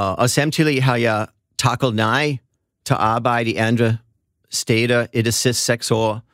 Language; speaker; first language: Danish; non-native, fluent; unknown